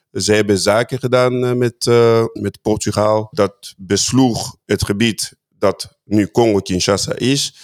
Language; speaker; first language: Dutch; non-native, fluent; Swahili